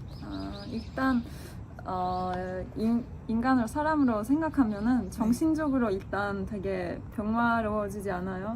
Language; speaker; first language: Korean; non-native, fluent; Turkish